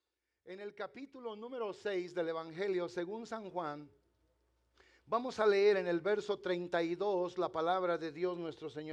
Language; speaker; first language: Spanish; native; Spanish